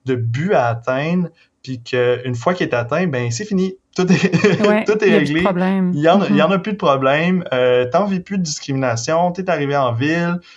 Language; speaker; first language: French; native; French